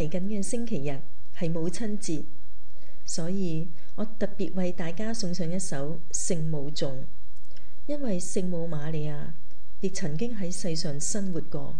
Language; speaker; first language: Chinese; native; Chinese